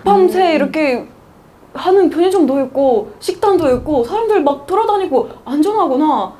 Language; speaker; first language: Korean; non-native, fluent; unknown